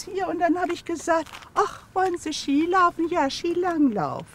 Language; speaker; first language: German; native; German